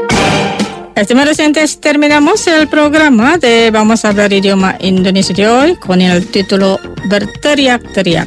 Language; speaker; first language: Spanish; non-native, fluent; Indonesian